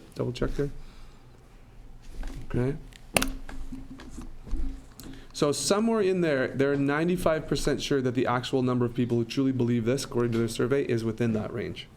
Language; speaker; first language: English; native; English